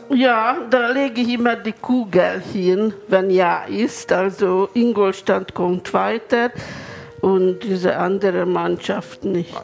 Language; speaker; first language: German; non-native, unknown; Hungarian